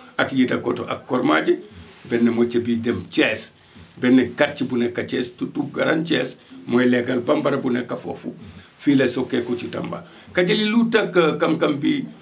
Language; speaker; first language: Wolof; non-native, local second language; Fula